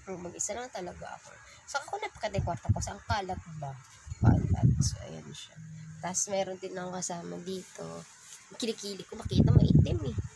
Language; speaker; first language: Filipino; non-native, local second language; Bikol